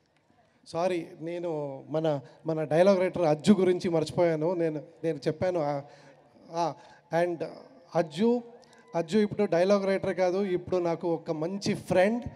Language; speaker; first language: Telugu; non-native, learner; Kannada